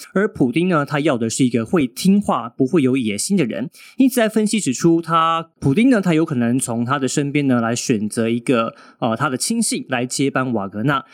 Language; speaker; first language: Chinese; native; Chinese